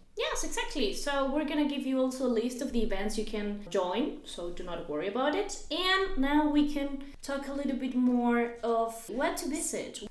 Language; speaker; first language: English; non-native, fluent; Spanish